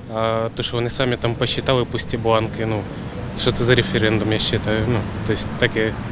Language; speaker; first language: Ukrainian; non-native, local second language; Russian